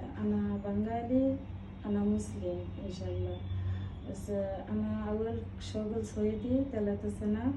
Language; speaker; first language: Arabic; non-native, learner; Bangla